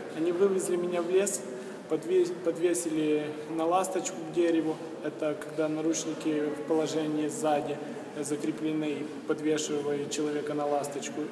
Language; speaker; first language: Russian; non-native, local second language; Ukrainian